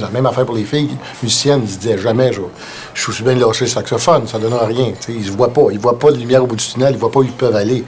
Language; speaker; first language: French; native; French